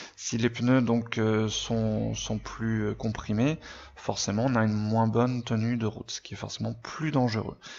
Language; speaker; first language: French; native; French